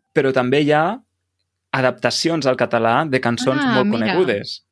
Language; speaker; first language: Catalan; native; Catalan